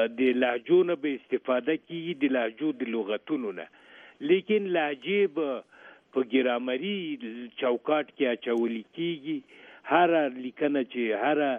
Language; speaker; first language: Pashto; native; Pashto